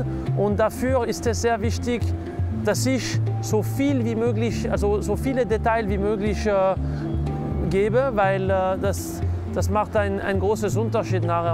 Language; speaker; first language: German; non-native, local second language; French